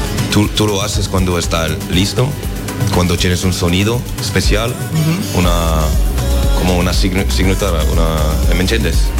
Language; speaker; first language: Spanish; non-native, learner; French